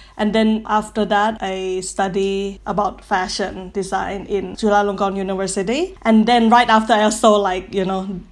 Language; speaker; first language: English; non-native, learner; Thai